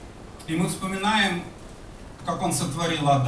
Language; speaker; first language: Polish; non-native, learner; Russian